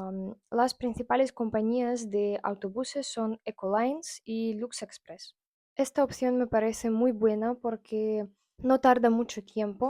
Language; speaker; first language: Spanish; non-native, fluent; Russian